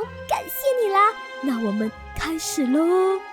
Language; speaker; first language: Chinese; native; Chinese